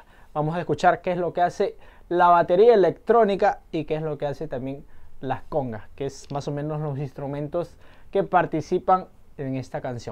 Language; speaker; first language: Spanish; native; Spanish